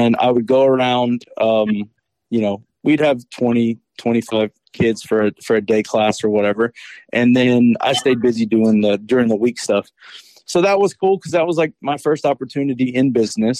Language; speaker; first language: English; native; English